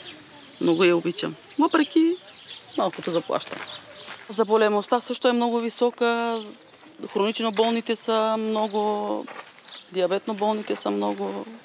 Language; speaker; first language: Bulgarian; native; Bulgarian